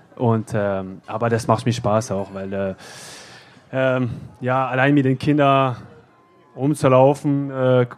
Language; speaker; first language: German; non-native, learner; French